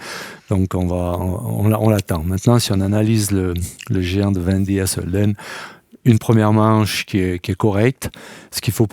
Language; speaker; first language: French; native; French